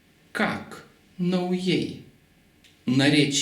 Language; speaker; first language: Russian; non-native, local second language; Lithuanian